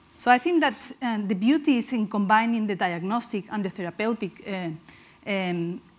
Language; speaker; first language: English; non-native, fluent; Spanish